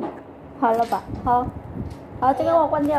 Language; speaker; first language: Chinese; non-native, fluent; Indonesian